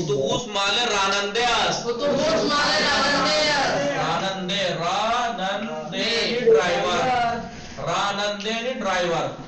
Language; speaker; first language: Persian; non-native, fluent; Urdu